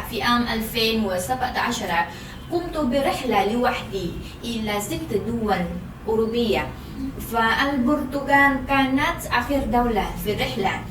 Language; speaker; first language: Arabic; non-native, fluent; Vietnamese